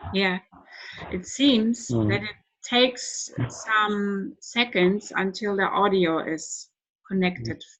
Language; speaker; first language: English; non-native, fluent; German